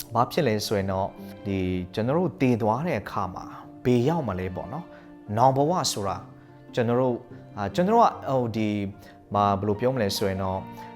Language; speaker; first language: Burmese; non-native, local second language; Hakha Chin